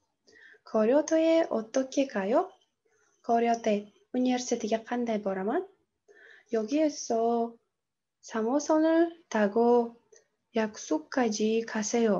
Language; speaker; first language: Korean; non-native, fluent; Uzbek